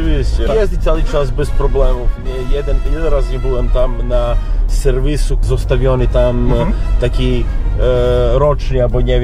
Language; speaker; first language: Polish; non-native, learner; Serbian